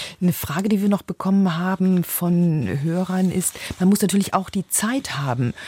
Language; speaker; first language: German; native; German